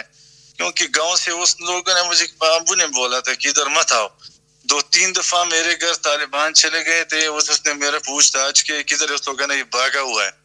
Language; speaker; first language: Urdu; non-native, fluent; Pashto